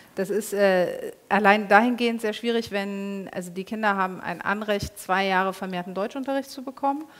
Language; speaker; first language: German; native; German